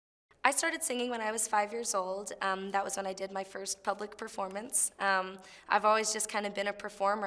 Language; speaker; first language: English; native; English